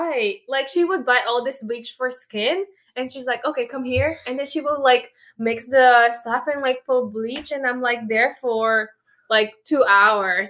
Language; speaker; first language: English; non-native, local second language; Filipino